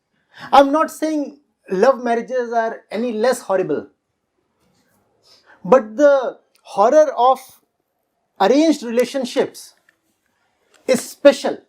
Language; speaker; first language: English; non-native, local second language; Hindi